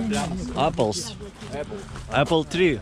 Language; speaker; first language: English; non-native, fluent; Russian